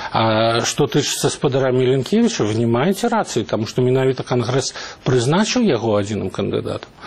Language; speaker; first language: Russian; non-native, local second language; Belarusian